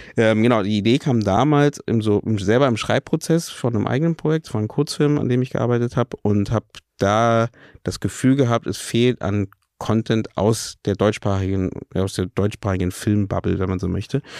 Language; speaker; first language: German; native; German